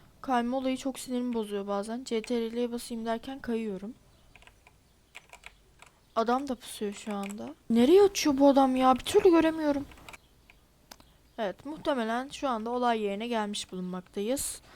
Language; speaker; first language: Turkish; native; Turkish